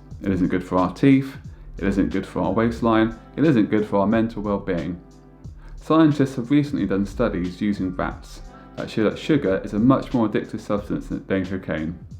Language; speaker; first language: English; native; English